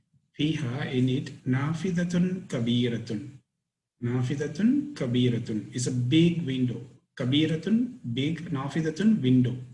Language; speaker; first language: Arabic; non-native, fluent; Tamil